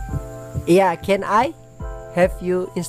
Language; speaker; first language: English; non-native, learner; Indonesian